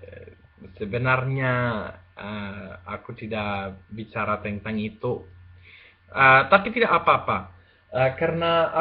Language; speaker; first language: Indonesian; non-native, learner; Spanish